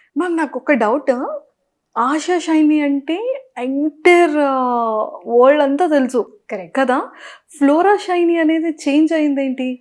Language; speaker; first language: Telugu; native; Telugu